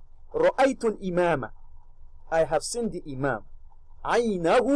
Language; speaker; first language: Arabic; non-native, fluent; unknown